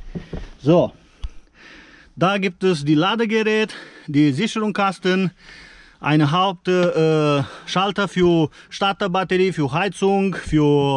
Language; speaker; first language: German; non-native, fluent; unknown